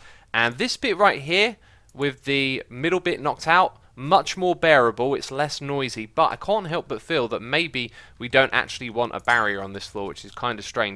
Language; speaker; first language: English; native; English